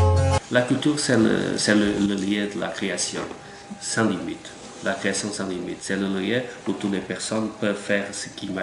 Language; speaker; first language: French; non-native, fluent; Portuguese